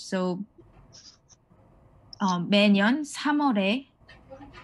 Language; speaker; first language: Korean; non-native, fluent; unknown